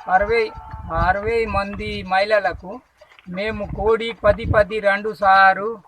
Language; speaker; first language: Telugu; non-native, local second language; Gondi